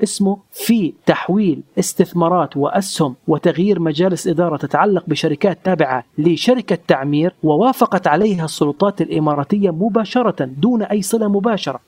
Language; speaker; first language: Arabic; native; Arabic